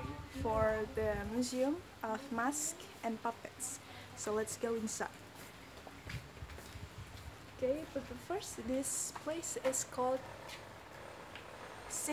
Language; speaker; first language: English; non-native, learner; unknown